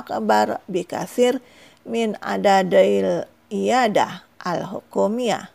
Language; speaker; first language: Arabic; non-native, fluent; Indonesian